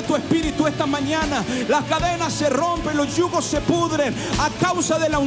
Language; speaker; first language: Spanish; native; Spanish